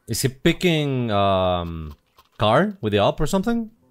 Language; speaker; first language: English; non-native, fluent; Spanish